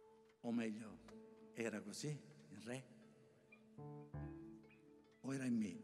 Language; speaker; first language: Italian; native; Italian